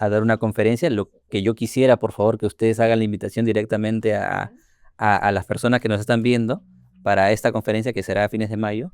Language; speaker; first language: Spanish; native; Spanish